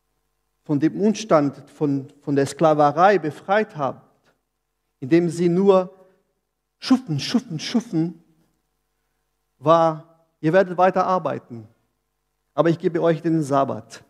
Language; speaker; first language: German; non-native, fluent; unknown